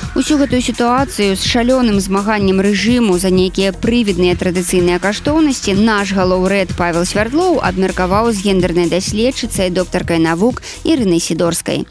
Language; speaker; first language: Belarusian; native; Belarusian